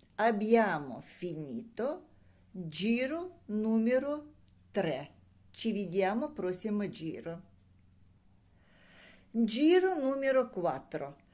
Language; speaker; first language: Italian; non-native, learner; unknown